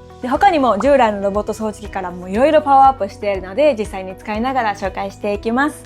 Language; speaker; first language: Japanese; native; Japanese